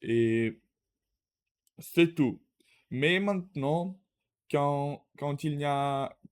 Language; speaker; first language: French; non-native, learner; Russian